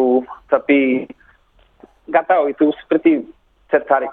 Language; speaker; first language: Indonesian; non-native, learner; English